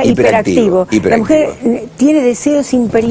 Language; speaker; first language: Spanish; native; Spanish